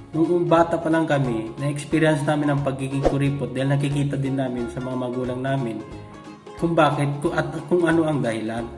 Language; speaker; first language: Filipino; non-native, local second language; Iloko